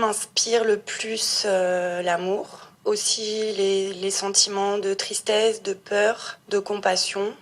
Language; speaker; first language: French; native; French